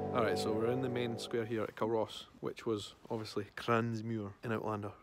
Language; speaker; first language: English; native; English